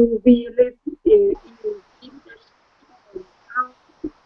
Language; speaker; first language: English; non-native, learner; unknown